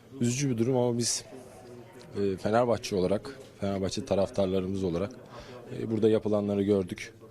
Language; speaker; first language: Turkish; native; Turkish